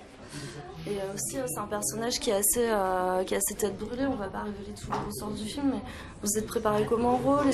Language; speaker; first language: French; native; French